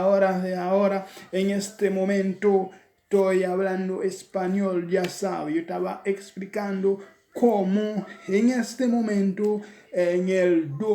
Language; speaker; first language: Spanish; non-native, learner; Haitian Creole